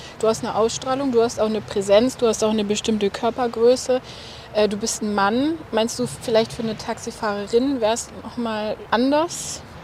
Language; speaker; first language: German; native; German